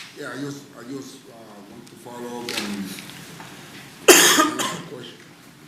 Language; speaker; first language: English; non-native, fluent; Spanish